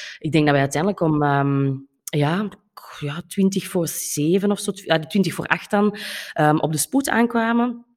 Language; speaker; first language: Dutch; native; Dutch